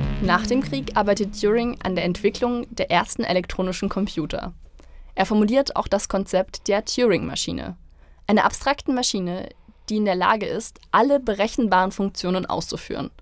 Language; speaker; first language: German; native; German